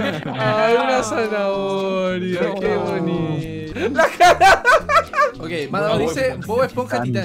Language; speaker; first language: Spanish; native; Spanish